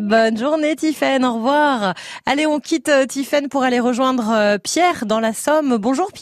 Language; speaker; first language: French; native; French